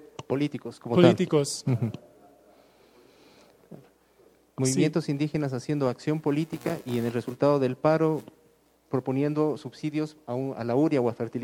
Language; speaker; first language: Spanish; native; Spanish